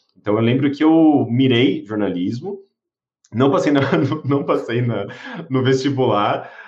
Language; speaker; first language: Portuguese; native; Portuguese